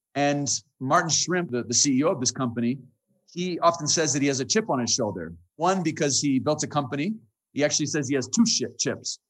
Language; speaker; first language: English; native; English